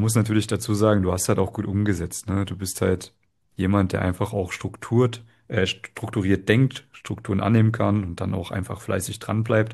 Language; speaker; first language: German; native; German